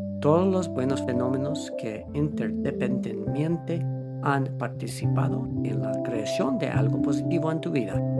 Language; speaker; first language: Spanish; non-native, fluent; English